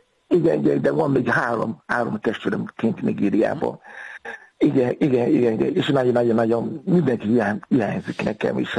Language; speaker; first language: Hungarian; non-native, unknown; Yoruba